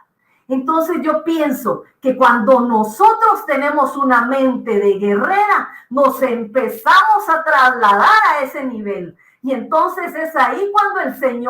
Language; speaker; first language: Spanish; native; Spanish